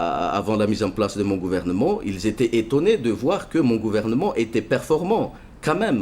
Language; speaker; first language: French; non-native, local second language; Malagasy